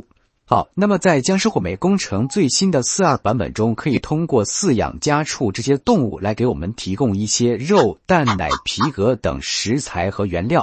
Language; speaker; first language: Chinese; native; Chinese